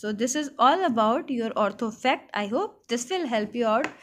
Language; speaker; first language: English; non-native, local second language; Hindi